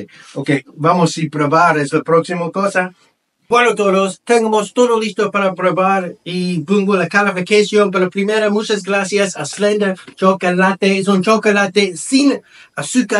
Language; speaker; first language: Spanish; non-native, learner; English